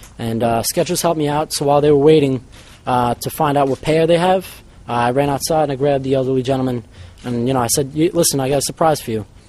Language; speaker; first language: English; native; English